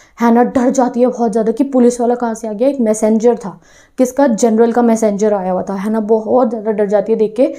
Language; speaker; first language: Hindi; non-native, local second language; Punjabi